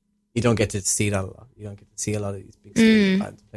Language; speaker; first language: English; native; English